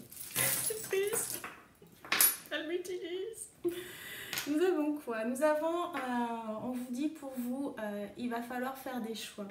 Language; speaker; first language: French; native; French